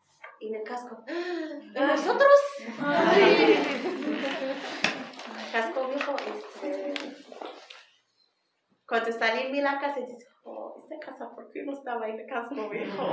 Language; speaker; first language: Spanish; non-native, learner; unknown